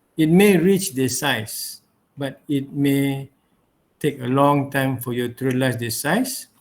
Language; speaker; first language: English; non-native, local second language; Malay